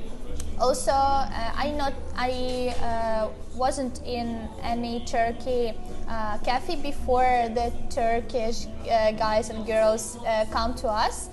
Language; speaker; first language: English; non-native, learner; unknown